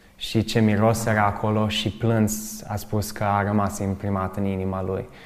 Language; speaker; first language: Romanian; early bilingual, other home language; English